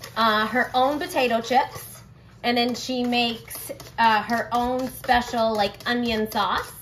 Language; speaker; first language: English; early bilingual, other home language; Portuguese